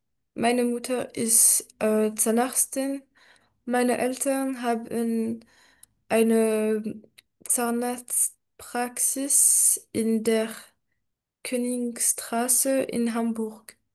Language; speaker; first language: German; non-native, learner; French